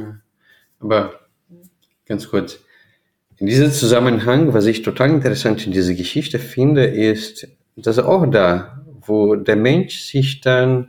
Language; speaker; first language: German; non-native, fluent; Portuguese